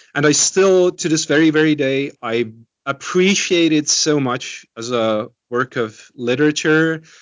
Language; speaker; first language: English; non-native, fluent; Estonian